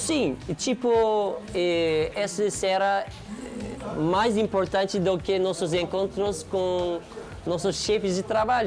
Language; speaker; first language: Portuguese; non-native, learner; Turkish